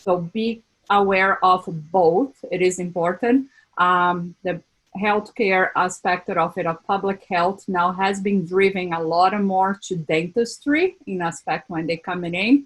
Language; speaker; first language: English; non-native, fluent; Portuguese